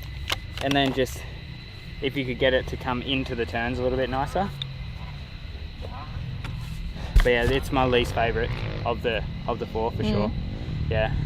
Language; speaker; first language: English; native; English